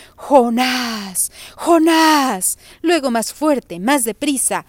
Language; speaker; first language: Spanish; native; Spanish